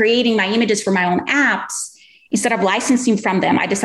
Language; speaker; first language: English; non-native, fluent; Portuguese